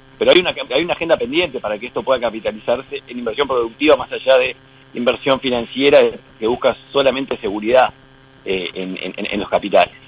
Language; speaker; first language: Spanish; native; Spanish